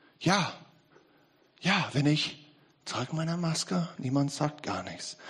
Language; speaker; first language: German; non-native, learner; English